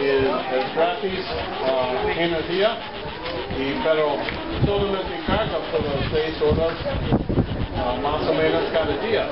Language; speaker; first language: Spanish; non-native, learner; English